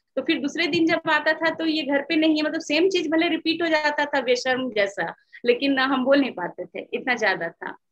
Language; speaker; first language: Hindi; native; Hindi